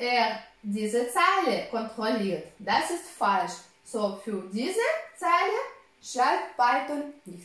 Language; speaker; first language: German; non-native, fluent; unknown